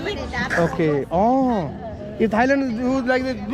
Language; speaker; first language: English; non-native, learner; Hindi